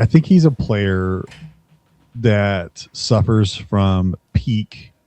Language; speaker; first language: English; native; English